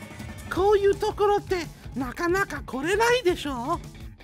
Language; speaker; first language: Japanese; non-native, fluent; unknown